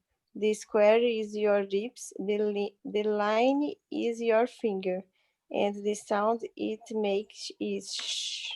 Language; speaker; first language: English; non-native, learner; Portuguese